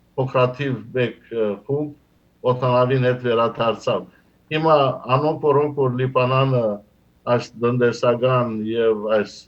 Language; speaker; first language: Armenian; early bilingual, heritage; Armenian